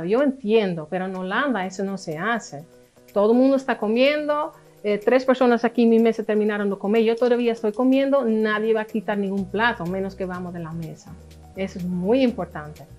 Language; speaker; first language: Spanish; non-native, fluent; Dutch